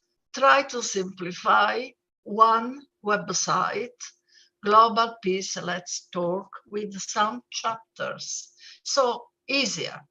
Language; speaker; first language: English; non-native, fluent; Italian